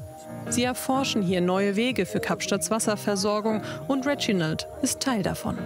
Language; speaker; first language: German; native; German